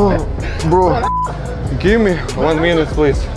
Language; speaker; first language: English; non-native, learner; Russian